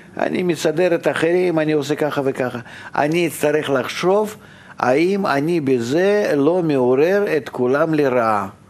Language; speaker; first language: Hebrew; non-native, fluent; Russian